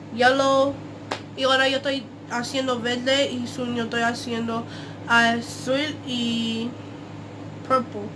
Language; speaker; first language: Spanish; early bilingual, heritage; Spanish